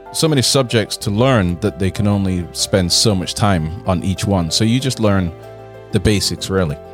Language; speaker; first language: English; native; English